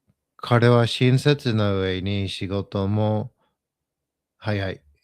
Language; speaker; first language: Japanese; non-native, learner; English